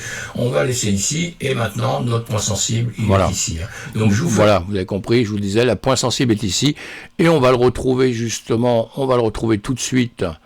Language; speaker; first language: French; native; French